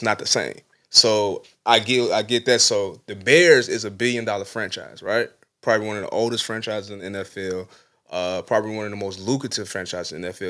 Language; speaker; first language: English; native; English